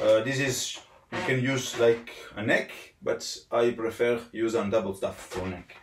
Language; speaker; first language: English; non-native, learner; Italian